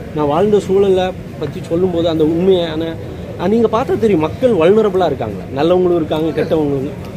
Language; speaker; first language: Tamil; native; Tamil